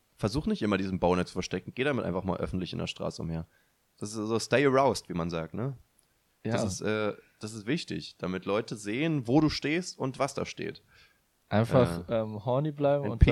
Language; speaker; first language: German; native; German